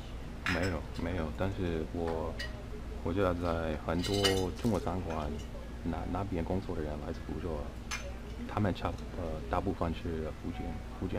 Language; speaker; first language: Chinese; non-native, fluent; English